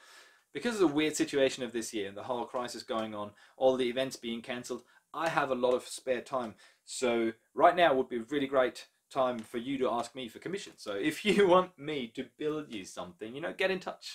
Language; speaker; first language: English; non-native, fluent; German